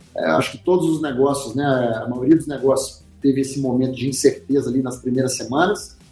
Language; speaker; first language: Portuguese; native; Portuguese